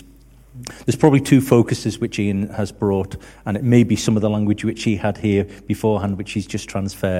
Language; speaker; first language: English; native; English